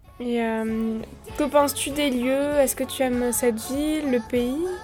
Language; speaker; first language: French; native; French